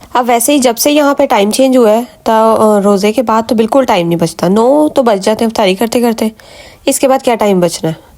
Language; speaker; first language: Urdu; non-native, local second language; Punjabi